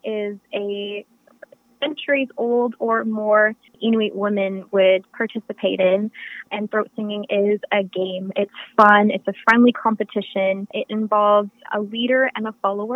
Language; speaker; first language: English; native; English